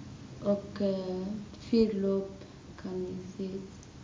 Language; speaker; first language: Dutch; non-native, learner; Arabic